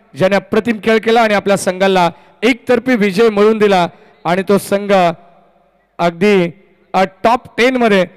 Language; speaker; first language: Marathi; native; Marathi